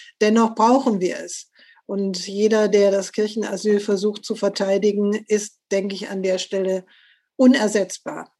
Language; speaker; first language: German; native; German